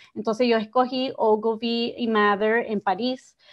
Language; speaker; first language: Spanish; early bilingual, heritage; Spanish